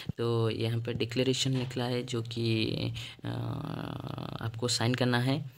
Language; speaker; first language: Hindi; non-native, local second language; Odia